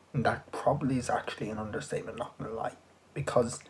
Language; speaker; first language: English; native; English